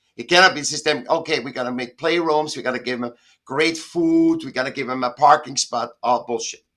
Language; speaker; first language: English; non-native, fluent; German